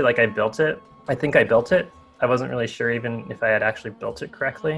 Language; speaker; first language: English; native; English